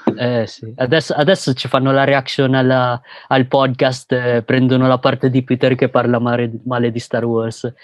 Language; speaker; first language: Italian; early bilingual, other home language; Filipino